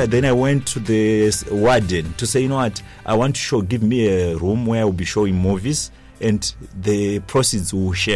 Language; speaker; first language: English; non-native, local second language; Shona